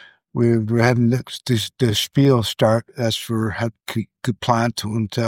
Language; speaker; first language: German; non-native, learner; English